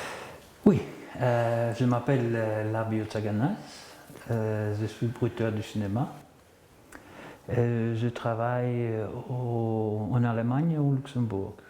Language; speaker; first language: French; non-native, fluent; Greek